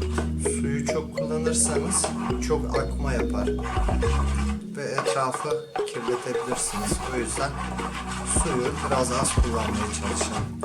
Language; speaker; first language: Turkish; native; Turkish